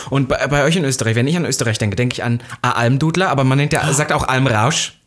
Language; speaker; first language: German; native; German